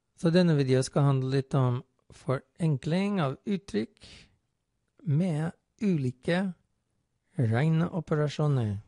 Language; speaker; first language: Norwegian; non-native, fluent; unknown